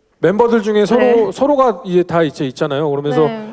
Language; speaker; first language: Korean; native; Korean